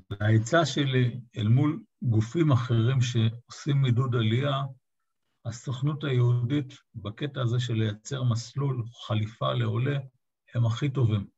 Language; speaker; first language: Hebrew; native; Hebrew